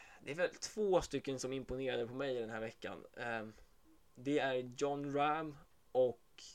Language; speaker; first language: Swedish; native; Swedish